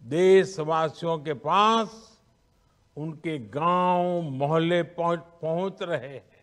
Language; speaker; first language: Hindi; non-native, local second language; Gujarati